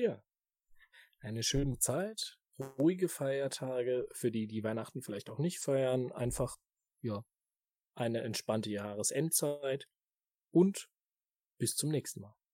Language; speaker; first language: German; native; German